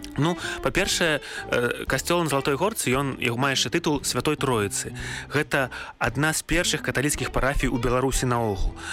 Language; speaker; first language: Belarusian; native; Belarusian